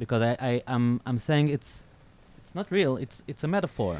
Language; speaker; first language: English; non-native, fluent; Hebrew